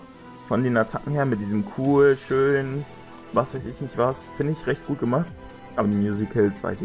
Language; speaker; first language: German; native; German